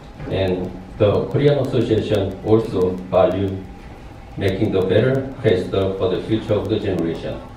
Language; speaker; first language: English; non-native, fluent; Korean